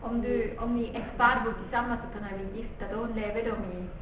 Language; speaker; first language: Swedish; non-native, fluent; Spanish